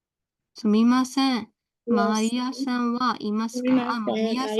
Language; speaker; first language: Japanese; non-native, fluent; Burmese